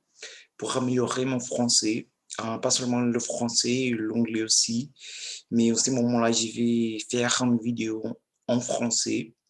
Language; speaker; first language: French; non-native, learner; Portuguese